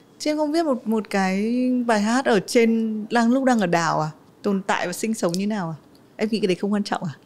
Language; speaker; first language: Vietnamese; native; Vietnamese